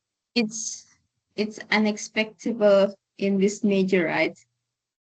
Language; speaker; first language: English; non-native, learner; Indonesian